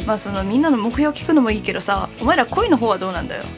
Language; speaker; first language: Japanese; native; Japanese